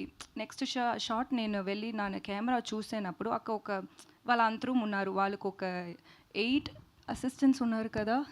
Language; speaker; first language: Telugu; non-native, learner; Tamil